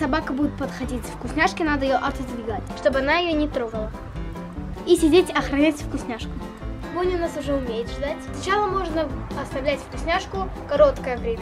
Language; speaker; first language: Russian; native; Russian